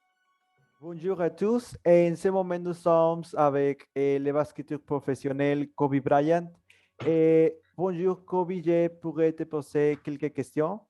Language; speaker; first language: French; non-native, learner; Spanish